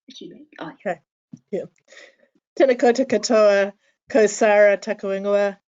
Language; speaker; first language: Māori; non-native, learner; English